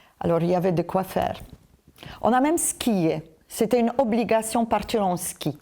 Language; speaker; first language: French; non-native, fluent; Polish